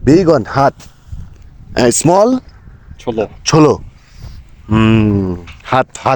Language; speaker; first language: English; non-native, learner; Bangla